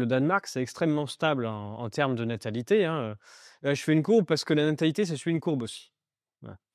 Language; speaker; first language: French; native; French